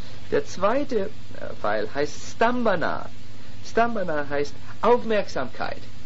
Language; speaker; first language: German; native; German